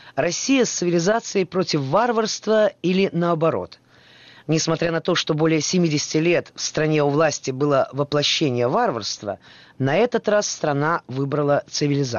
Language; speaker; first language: Russian; native; Russian